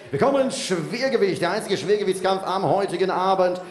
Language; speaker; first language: German; native; German